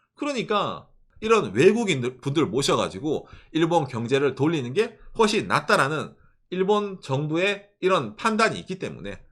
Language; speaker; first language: Korean; native; Korean